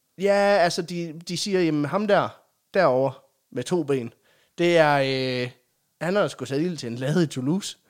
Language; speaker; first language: Danish; native; Danish